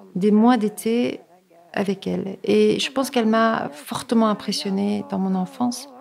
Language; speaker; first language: French; native; French